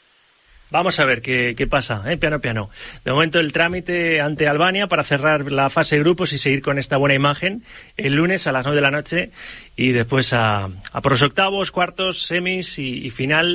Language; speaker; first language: Spanish; native; Spanish